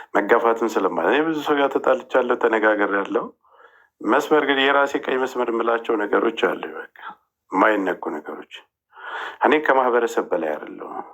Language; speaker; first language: Amharic; native; Amharic